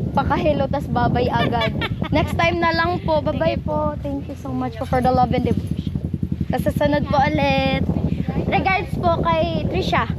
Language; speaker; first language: Filipino; non-native, local second language; Bikol